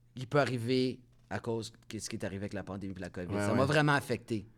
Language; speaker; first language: French; native; French